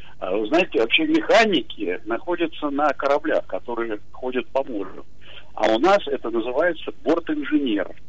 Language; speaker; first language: Russian; native; Russian